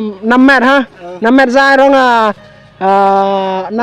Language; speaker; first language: Vietnamese; non-native, learner; Thai